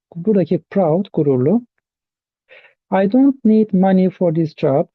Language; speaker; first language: English; non-native, fluent; Turkish